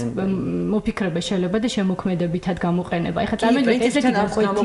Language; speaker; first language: Georgian; native; Georgian